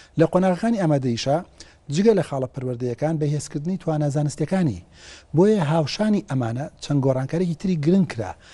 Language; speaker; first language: Central Kurdish; native; Central Kurdish